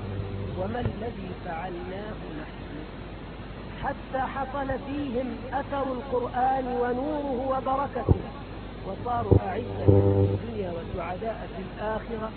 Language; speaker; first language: Arabic; native; Arabic